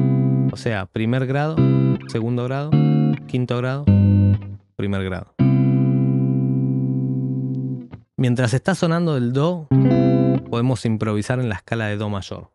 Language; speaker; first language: Spanish; native; Spanish